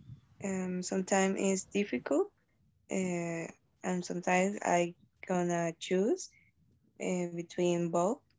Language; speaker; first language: English; non-native, learner; Spanish